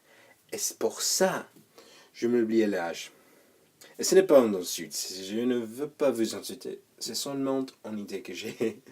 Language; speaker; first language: French; non-native, learner; English